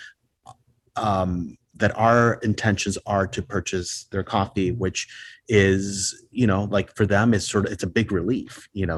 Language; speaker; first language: English; non-native, fluent; Spanish